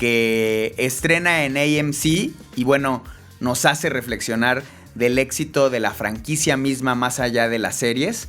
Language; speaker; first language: Spanish; native; Spanish